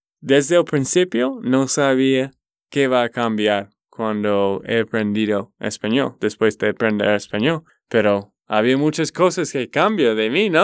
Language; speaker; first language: Spanish; non-native, learner; English